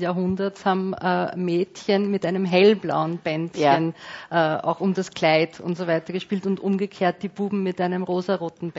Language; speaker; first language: German; native; German